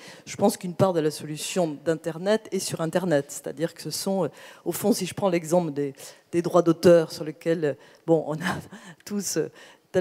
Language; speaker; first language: French; native; French